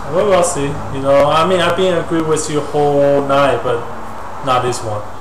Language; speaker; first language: English; non-native, learner; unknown